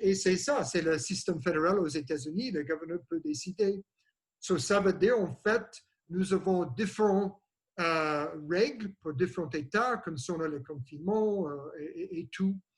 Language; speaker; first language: French; non-native, learner; English